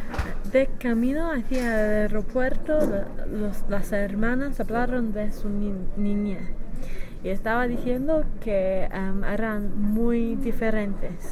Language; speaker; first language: Spanish; non-native, learner; English